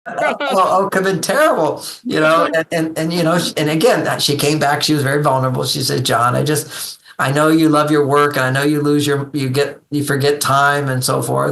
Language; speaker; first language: English; native; English